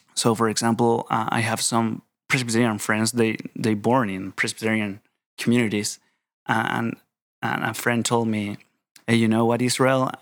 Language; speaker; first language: English; non-native, fluent; Spanish